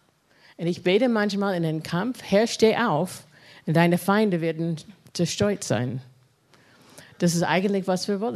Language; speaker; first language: German; non-native, fluent; English